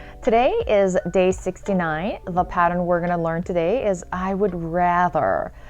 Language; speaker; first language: English; early bilingual, other home language; Korean